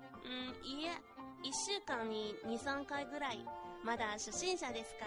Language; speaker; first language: Japanese; non-native, fluent; Chinese